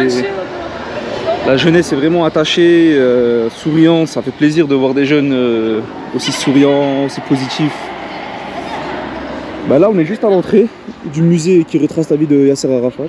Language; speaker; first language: French; native; French